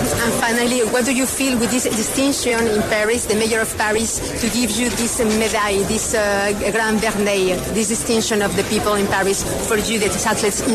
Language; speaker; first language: English; non-native, fluent; Spanish